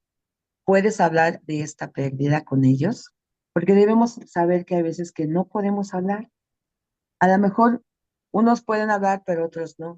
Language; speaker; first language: Spanish; native; Spanish